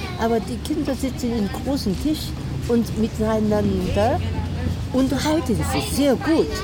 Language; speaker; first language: German; non-native, learner; Korean